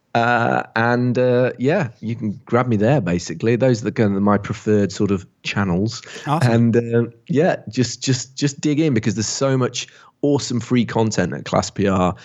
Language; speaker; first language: English; native; English